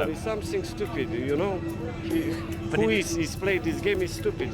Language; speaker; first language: English; non-native, learner; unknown